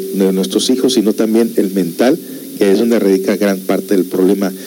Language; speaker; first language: Spanish; early bilingual, heritage; Spanish